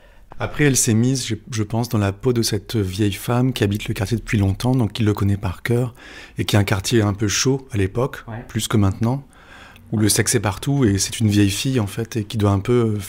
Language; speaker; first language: French; native; French